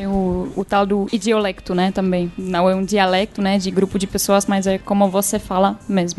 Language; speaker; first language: Portuguese; non-native, fluent; Czech